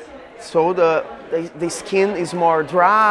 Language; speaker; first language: English; non-native, learner; Portuguese